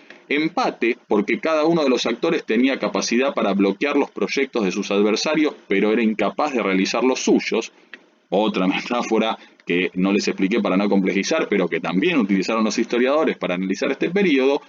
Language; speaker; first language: Spanish; native; Spanish